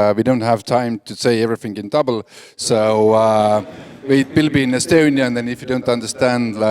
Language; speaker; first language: English; non-native, fluent; Estonian